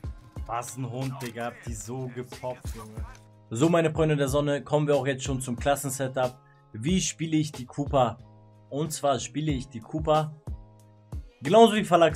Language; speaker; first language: German; native; German